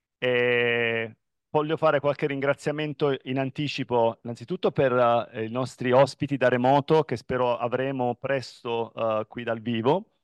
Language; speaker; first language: Italian; native; Italian